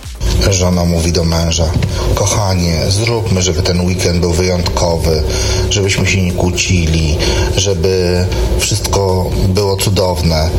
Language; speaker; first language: Polish; native; Polish